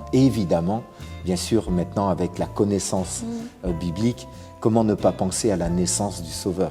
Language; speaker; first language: French; native; French